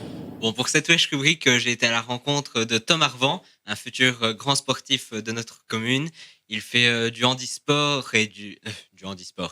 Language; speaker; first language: French; native; French